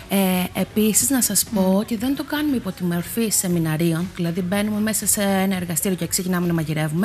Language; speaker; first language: Greek; native; Greek